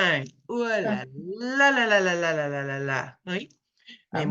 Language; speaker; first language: French; non-native, fluent; English